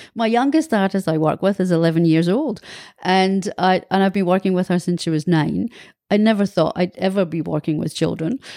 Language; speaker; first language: English; native; English